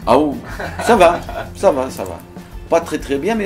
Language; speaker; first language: French; non-native, learner; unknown